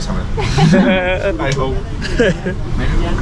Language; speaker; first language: English; non-native, fluent; Spanish